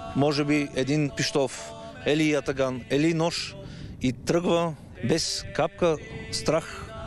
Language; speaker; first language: Bulgarian; native; Bulgarian